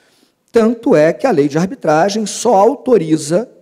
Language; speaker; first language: Portuguese; native; Portuguese